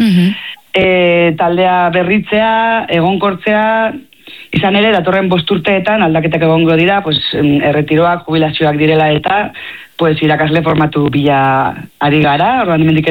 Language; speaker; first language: Basque; native; Basque